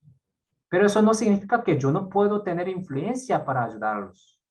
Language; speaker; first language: Spanish; non-native, fluent; Korean